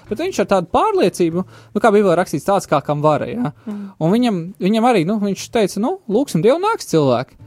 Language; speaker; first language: Latvian; native; Latvian